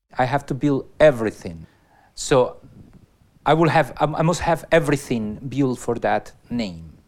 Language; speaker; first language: English; non-native, fluent; Spanish